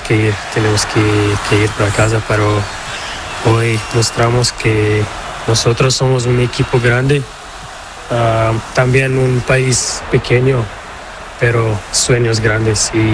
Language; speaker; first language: Spanish; non-native, learner; Portuguese